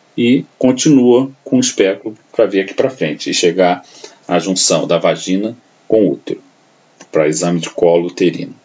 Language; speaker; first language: Portuguese; native; Portuguese